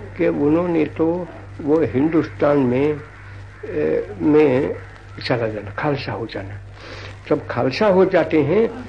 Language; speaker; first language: Hindi; non-native, local second language; Gujarati